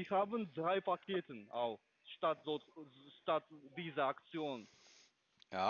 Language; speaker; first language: German; non-native, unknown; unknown